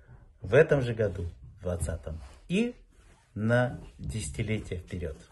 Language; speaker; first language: Russian; native; Russian